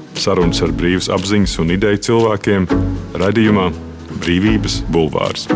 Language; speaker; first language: Latvian; native; Latvian